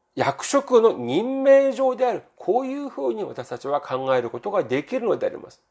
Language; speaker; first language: Japanese; non-native, fluent; Korean